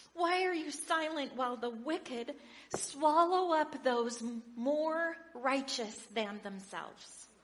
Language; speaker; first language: English; native; English